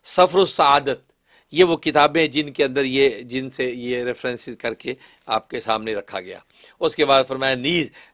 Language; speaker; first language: Urdu; non-native, local second language; Kashmiri